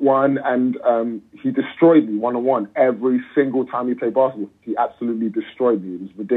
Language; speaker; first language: English; native; English